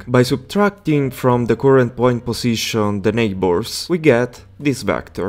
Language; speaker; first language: English; non-native, fluent; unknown